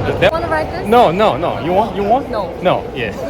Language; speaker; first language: English; non-native, learner; Korean